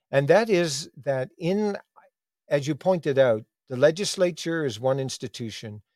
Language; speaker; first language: English; native; English